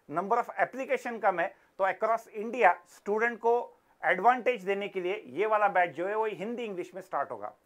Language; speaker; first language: Hindi; non-native, local second language; Marathi